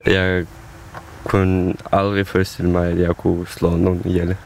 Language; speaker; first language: Danish; non-native, fluent; Ukrainian